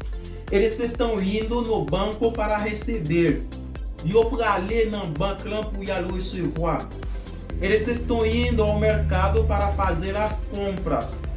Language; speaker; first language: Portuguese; non-native, fluent; Haitian Creole